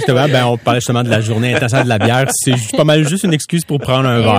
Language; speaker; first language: French; native; French